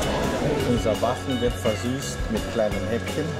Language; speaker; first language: German; native; German